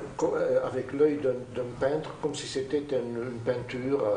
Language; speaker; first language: French; non-native, fluent; Romanian